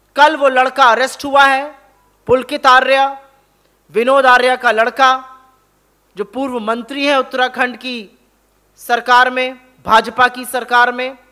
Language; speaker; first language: Hindi; native; Hindi